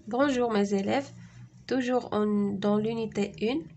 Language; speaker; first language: French; non-native, local second language; Arabic